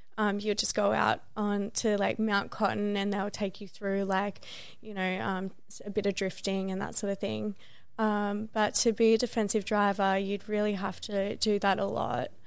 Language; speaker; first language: English; native; English